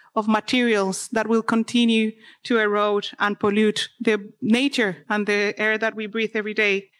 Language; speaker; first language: English; non-native, fluent; Spanish